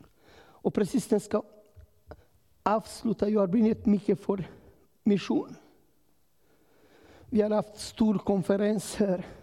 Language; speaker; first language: Swedish; non-native, learner; Romanian